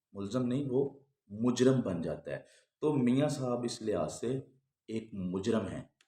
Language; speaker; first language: Urdu; non-native, local second language; Punjabi